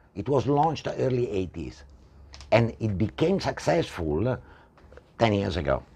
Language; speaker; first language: English; non-native, fluent; Italian